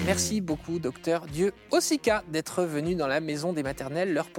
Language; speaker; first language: French; native; French